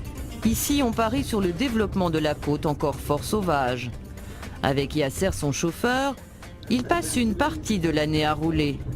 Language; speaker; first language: French; native; French